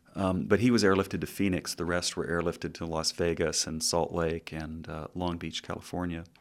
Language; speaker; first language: English; native; English